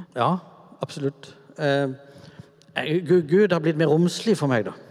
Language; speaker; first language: Norwegian; native; Norwegian